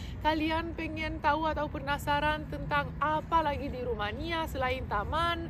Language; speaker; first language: Indonesian; non-native, fluent; Romanian